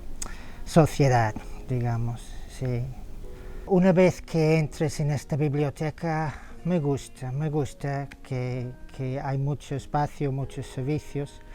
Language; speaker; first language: Spanish; non-native, fluent; English